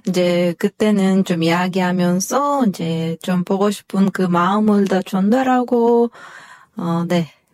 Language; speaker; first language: Korean; non-native, fluent; Kyrgyz